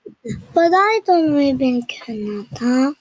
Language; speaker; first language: English; non-native, learner; Korean